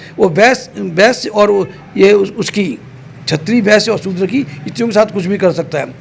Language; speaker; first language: Hindi; native; Hindi